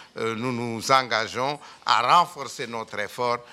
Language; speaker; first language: French; non-native, local second language; Wolof